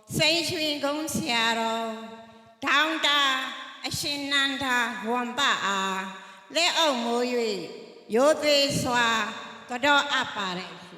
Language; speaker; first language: Burmese; native; Burmese